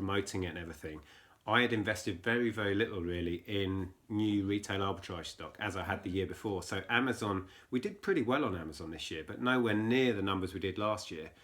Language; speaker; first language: English; native; English